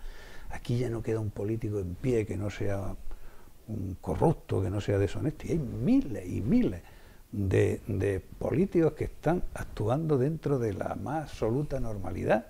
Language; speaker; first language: Spanish; native; Spanish